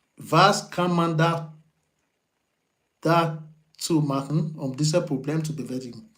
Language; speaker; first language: German; non-native, learner; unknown